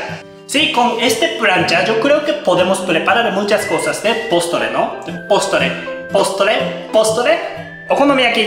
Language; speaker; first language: Spanish; non-native, learner; Japanese